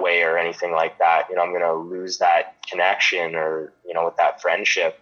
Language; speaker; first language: English; native; English